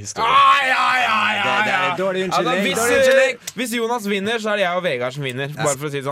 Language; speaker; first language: Norwegian; native; Norwegian